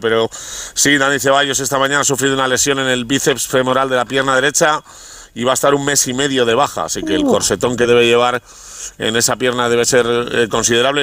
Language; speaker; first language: Spanish; native; Spanish